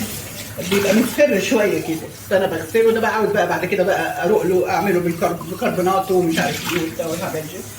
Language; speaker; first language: Arabic; native; Arabic